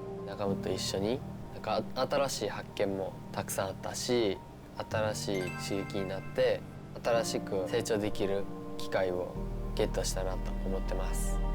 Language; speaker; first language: Japanese; native; Japanese